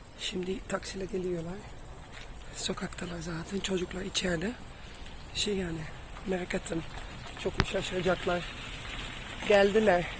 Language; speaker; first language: Turkish; non-native, fluent; Dutch